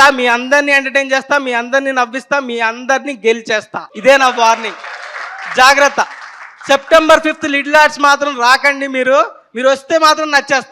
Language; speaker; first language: Telugu; native; Telugu